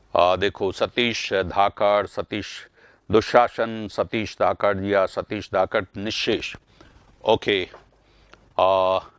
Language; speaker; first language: Hindi; native; Hindi